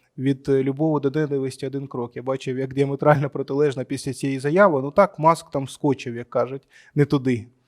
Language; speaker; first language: Ukrainian; non-native, local second language; Russian